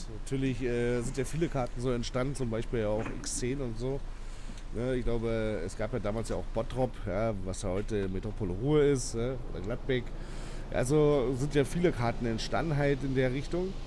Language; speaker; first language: German; native; German